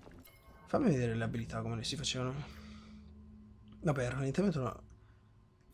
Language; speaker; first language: Italian; native; Italian